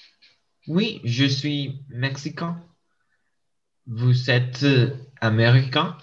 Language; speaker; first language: French; non-native, learner; Spanish